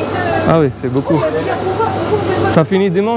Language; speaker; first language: French; non-native, fluent; Tamil